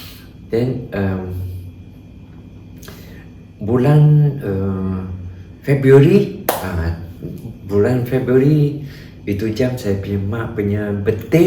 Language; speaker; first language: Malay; non-native, local second language; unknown